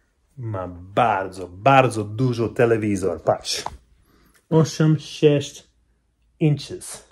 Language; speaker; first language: Polish; non-native, learner; English